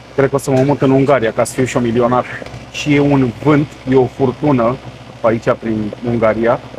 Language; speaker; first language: Romanian; native; Romanian